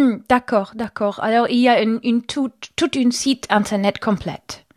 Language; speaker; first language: French; non-native, learner; German